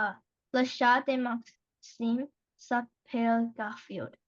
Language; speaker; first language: French; non-native, learner; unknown